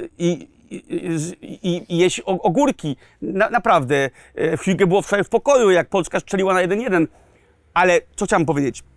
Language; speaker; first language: Polish; early bilingual, heritage; Polish